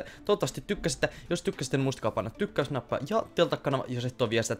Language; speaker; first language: Finnish; native; Finnish